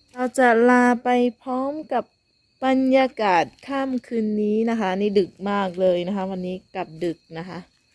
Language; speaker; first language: Thai; non-native, local second language; Akha